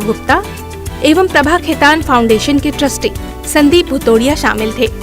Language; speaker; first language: Hindi; native; Hindi